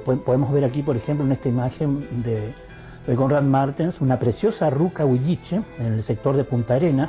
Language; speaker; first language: Spanish; native; Spanish